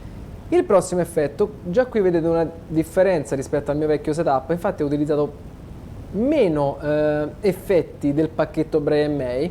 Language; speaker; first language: Italian; native; Italian